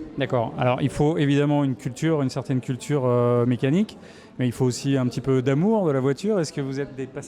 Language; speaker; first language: French; native; French